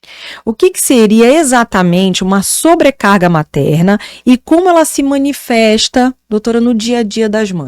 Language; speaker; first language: Portuguese; native; Portuguese